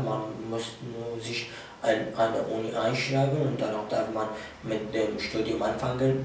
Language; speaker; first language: German; non-native, fluent; Arabic